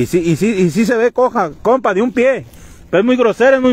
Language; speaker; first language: Spanish; native; Spanish